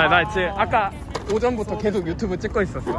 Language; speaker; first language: Korean; non-native, fluent; Russian